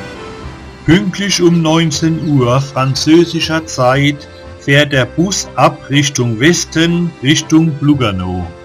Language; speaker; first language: German; native; German